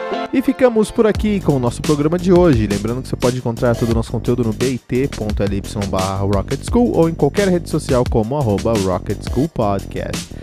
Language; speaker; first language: Portuguese; native; Portuguese